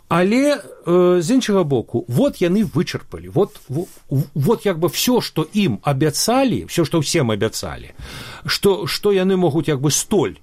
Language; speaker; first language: Belarusian; non-native, local second language; Russian